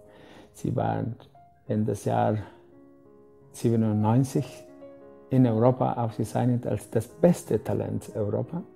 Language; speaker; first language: German; non-native, fluent; Spanish